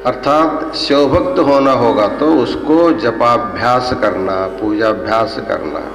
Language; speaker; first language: Hindi; non-native, local second language; Kannada